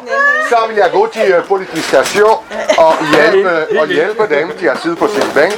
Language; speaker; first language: Danish; non-native, fluent; French